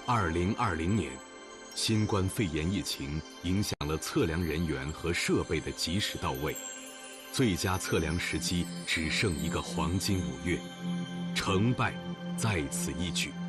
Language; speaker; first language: Chinese; native; Chinese